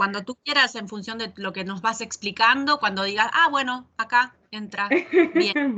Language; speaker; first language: Spanish; native; Spanish